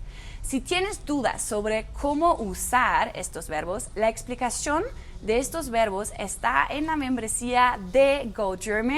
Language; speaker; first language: Spanish; non-native, fluent; German